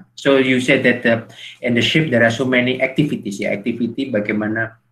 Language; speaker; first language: English; non-native, learner; Indonesian